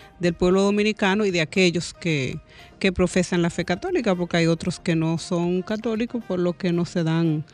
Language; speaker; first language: Spanish; native; Spanish